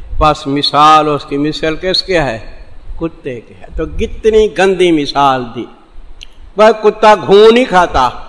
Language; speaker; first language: Urdu; non-native, local second language; Saraiki